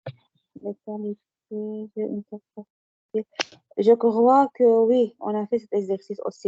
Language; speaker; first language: French; non-native, learner; Arabic